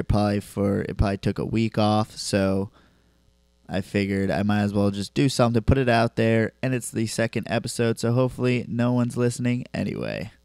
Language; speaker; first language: English; native; English